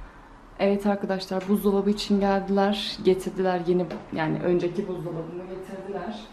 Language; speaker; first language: Turkish; native; Turkish